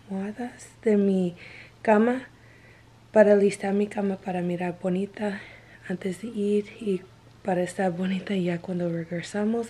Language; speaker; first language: Spanish; non-native, learner; English